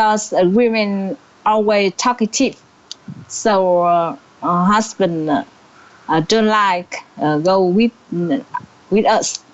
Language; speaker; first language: English; non-native, learner; Vietnamese